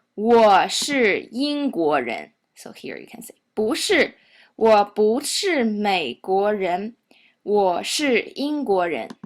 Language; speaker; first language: Chinese; non-native, fluent; English